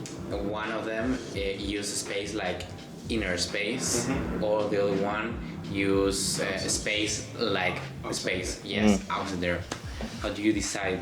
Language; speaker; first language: English; non-native, learner; Spanish